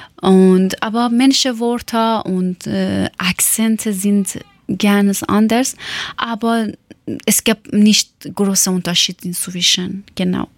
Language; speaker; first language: German; non-native, learner; Persian